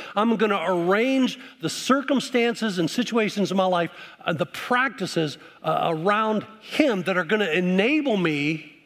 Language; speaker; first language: English; native; English